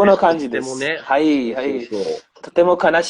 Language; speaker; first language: Japanese; non-native, learner; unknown